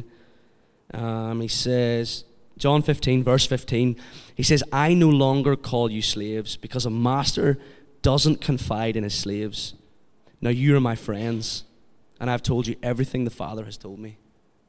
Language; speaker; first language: English; native; English